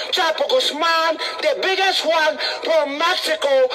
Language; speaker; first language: English; non-native, learner; Spanish